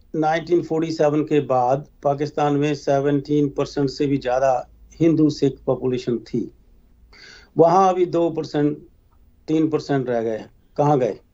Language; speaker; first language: Hindi; native; Hindi